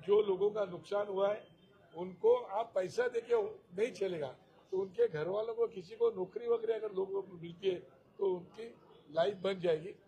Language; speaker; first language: Hindi; non-native, local second language; Marathi